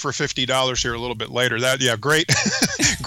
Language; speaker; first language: English; early bilingual, other home language; Spanish